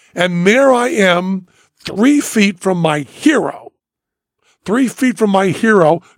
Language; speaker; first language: English; native; English